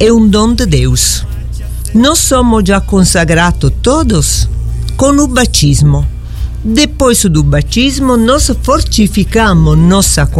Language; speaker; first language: Portuguese; non-native, learner; Italian